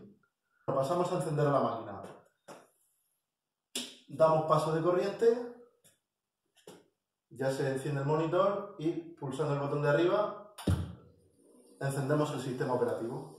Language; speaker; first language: Spanish; native; Spanish